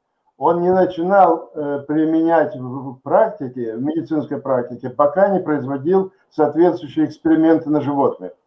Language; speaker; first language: Russian; native; Russian